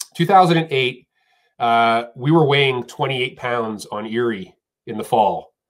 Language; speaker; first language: English; native; English